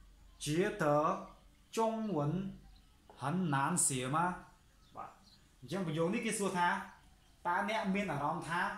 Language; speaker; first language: Chinese; non-native, fluent; Khmer